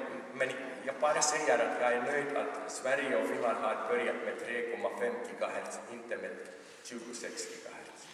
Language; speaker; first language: Swedish; non-native, local second language; Finnish